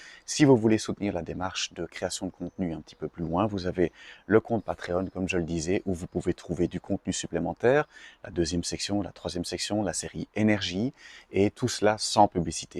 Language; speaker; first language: French; native; French